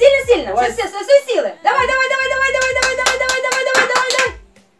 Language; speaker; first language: Russian; native; Russian